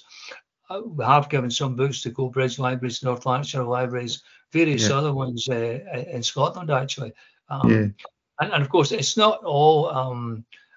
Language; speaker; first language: English; native; English